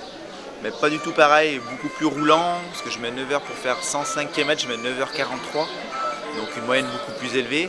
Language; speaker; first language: French; native; French